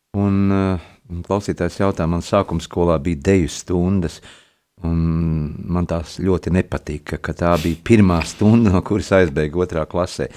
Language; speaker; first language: Latvian; native; Latvian